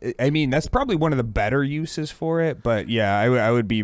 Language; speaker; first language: English; native; English